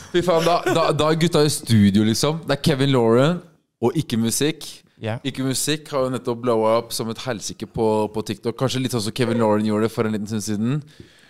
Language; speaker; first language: Norwegian; native; Norwegian